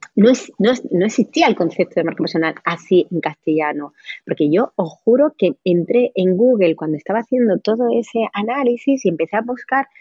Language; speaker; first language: Spanish; native; Spanish